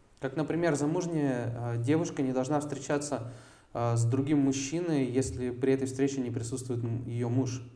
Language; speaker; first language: Russian; native; Russian